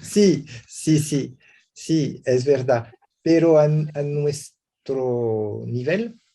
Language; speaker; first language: Spanish; non-native, learner; French